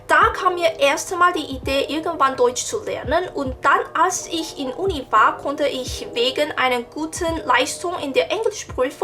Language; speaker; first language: German; non-native, learner; Chinese